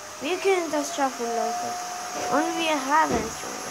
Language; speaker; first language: German; non-native, learner; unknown